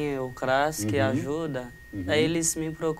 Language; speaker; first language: Portuguese; non-native, fluent; Haitian Creole